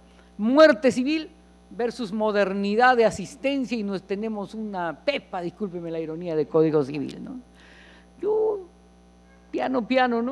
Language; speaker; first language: Spanish; native; Spanish